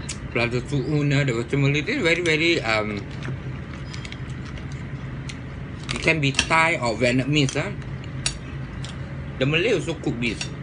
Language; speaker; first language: English; non-native, local second language; Malay